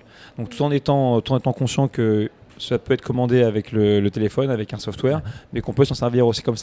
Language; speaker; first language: French; native; French